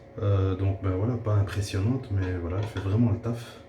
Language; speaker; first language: French; native; French